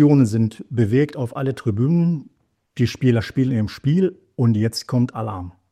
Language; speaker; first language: German; native; German